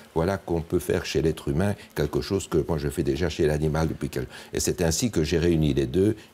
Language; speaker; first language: French; native; French